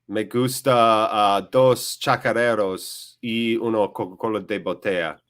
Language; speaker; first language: Spanish; non-native, learner; English